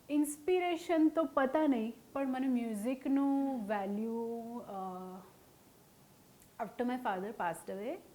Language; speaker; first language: Gujarati; non-native, local second language; Hindi